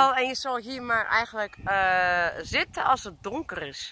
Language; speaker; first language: Dutch; native; Dutch